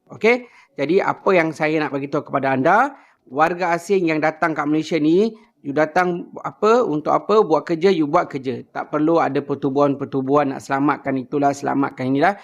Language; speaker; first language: Malay; native; Malay